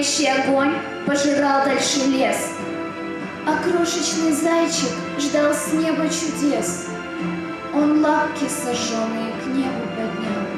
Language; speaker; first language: Russian; native; Russian